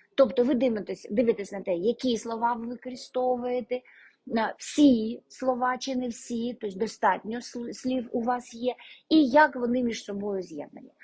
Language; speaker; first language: Ukrainian; non-native, local second language; Russian